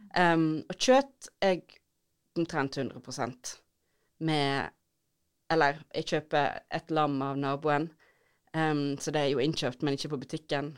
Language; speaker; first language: Norwegian; native; Norwegian